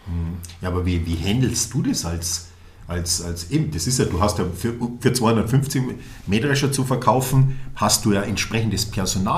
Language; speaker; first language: German; native; German